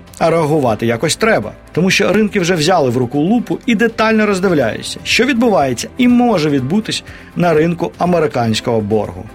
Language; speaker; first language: Ukrainian; non-native, local second language; Russian